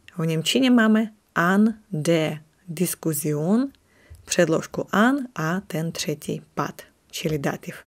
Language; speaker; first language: Czech; non-native, fluent; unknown